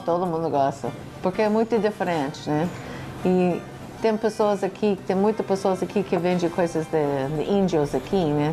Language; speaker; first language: Portuguese; non-native, learner; English